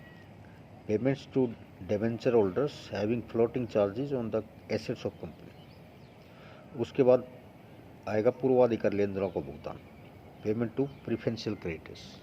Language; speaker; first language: Hindi; native; Hindi